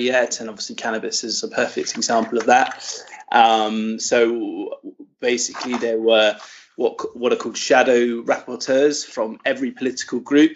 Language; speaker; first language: English; native; English